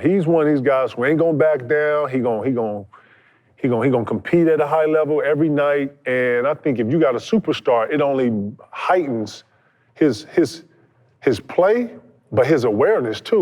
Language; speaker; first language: English; native; English